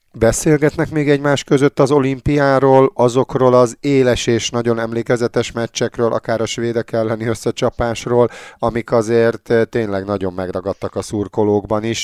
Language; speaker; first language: Hungarian; native; Hungarian